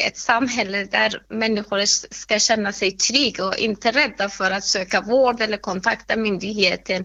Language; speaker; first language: Swedish; non-native, fluent; Persian